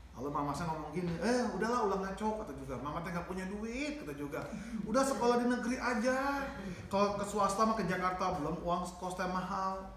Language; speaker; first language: Indonesian; native; Indonesian